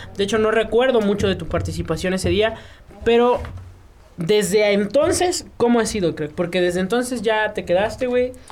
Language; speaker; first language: Spanish; native; Spanish